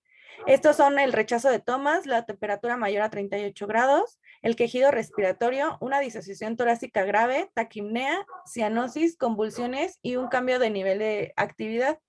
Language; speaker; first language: Spanish; native; Spanish